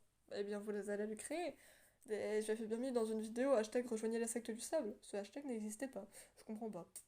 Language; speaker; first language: French; native; French